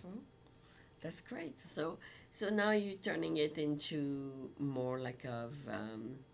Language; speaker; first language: English; non-native, fluent; French